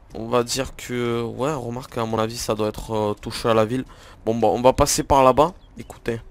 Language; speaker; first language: French; native; French